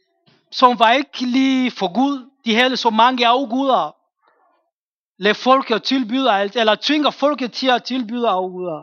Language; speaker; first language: Danish; non-native, fluent; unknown